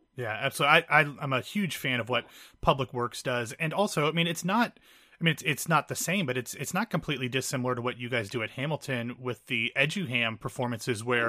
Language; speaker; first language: English; native; English